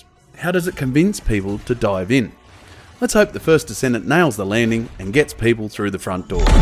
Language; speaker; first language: English; native; English